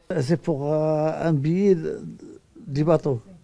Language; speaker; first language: French; non-native, local second language; Arabic